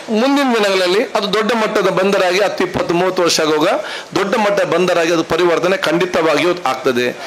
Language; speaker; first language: Kannada; non-native, local second language; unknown